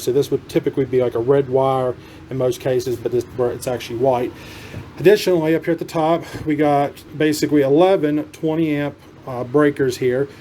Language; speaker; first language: English; native; English